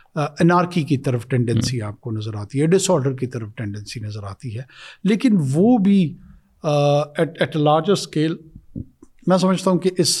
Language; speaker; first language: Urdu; non-native, local second language; Pashto